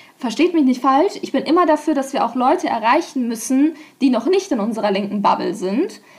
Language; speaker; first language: German; native; German